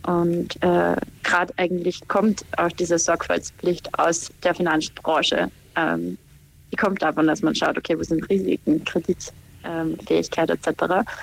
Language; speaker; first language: German; native; German